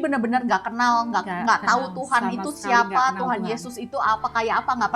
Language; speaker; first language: Indonesian; native; Indonesian